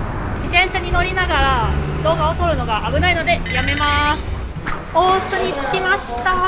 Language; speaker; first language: Japanese; non-native, fluent; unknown